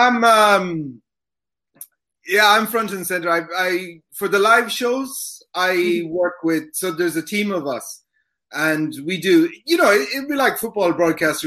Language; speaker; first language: English; native; English